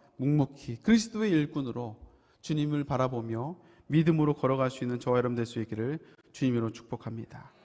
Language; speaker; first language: Korean; native; Korean